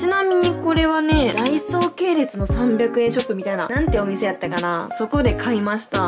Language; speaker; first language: Japanese; native; Japanese